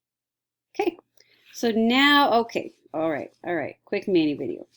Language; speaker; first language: English; native; English